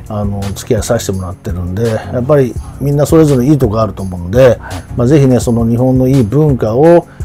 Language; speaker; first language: Japanese; native; Japanese